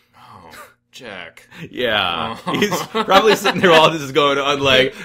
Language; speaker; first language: English; native; English